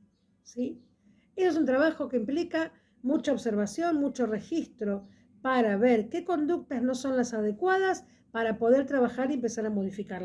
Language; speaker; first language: Spanish; native; Spanish